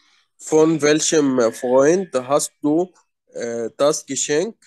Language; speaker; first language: German; non-native, learner; Arabic